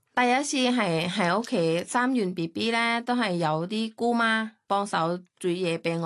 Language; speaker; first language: Cantonese; non-native, learner; Thai